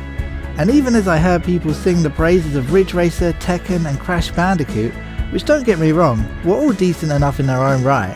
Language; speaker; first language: English; native; English